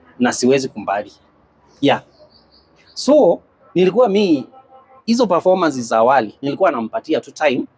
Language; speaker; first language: Swahili; non-native, local second language; Kamba